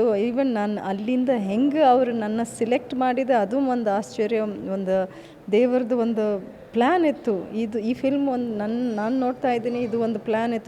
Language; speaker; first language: Kannada; early bilingual, heritage; English